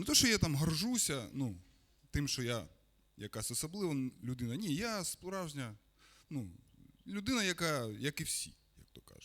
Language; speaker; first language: Ukrainian; non-native, local second language; Russian